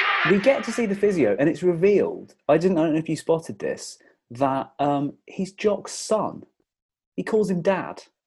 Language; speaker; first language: English; native; English